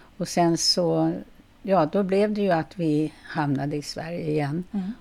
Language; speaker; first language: Swedish; native; Swedish